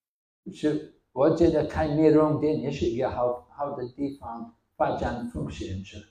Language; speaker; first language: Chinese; non-native, fluent; English